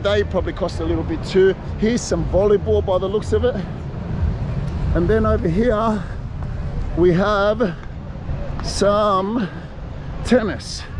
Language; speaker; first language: English; native; English